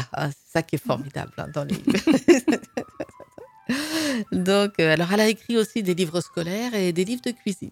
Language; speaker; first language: French; native; French